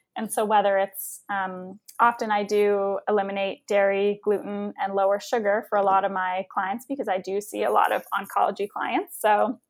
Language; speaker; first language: English; native; English